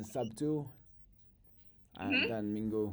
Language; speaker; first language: Indonesian; non-native, learner; English